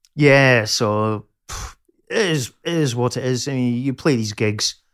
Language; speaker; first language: English; native; English